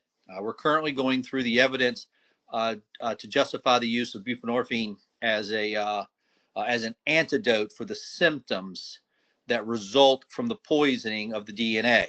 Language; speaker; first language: English; native; English